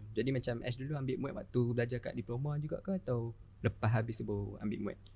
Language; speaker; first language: Malay; native; Malay